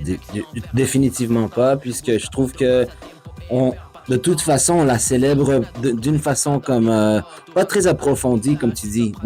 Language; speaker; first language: French; non-native, fluent; Spanish